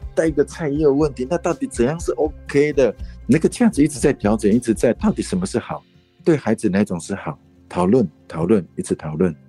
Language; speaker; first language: Chinese; non-native, local second language; Amis